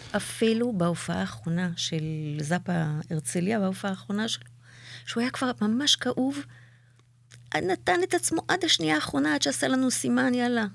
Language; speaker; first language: Hebrew; native; Hebrew